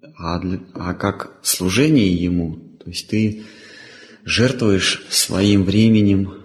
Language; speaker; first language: Russian; native; Russian